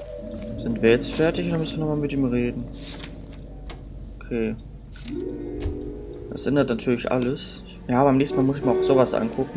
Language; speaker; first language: German; native; German